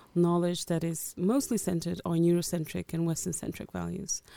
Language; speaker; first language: English; early bilingual, other home language; Portuguese